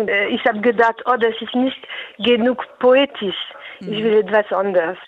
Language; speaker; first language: German; non-native, fluent; French